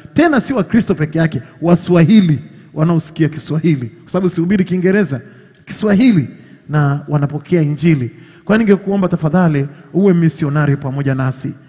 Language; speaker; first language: Swahili; native; Swahili